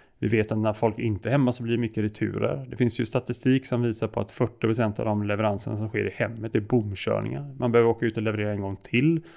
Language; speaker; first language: Swedish; native; Swedish